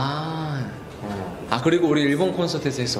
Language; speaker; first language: Korean; native; Korean